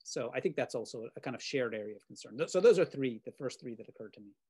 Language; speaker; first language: English; native; English